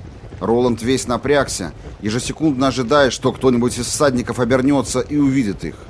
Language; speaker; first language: Russian; native; Russian